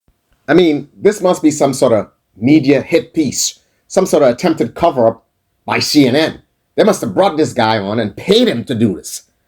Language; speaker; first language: English; native; English